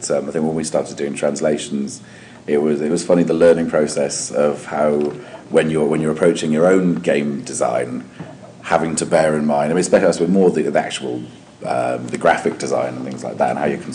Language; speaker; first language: English; native; English